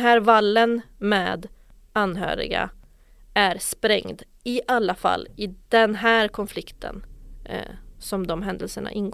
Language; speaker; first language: Swedish; native; Swedish